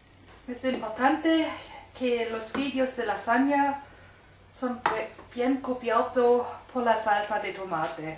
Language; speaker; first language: Spanish; non-native, learner; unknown